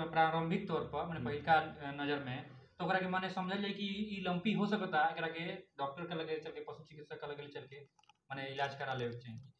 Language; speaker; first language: Hindi; native; Hindi